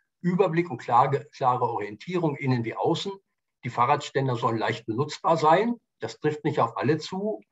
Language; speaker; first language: German; native; German